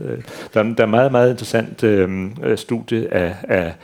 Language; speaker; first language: Danish; native; Danish